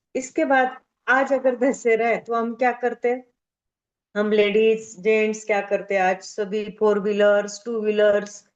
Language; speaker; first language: Hindi; non-native, local second language; Marathi